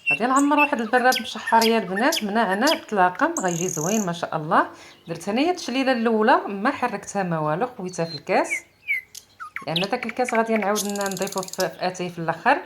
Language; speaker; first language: Arabic; native; Arabic